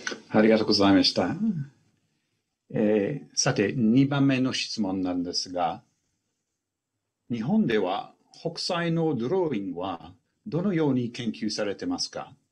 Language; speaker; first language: Japanese; non-native, fluent; English